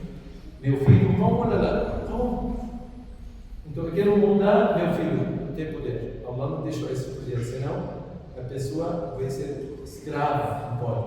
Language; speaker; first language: Portuguese; non-native, fluent; Arabic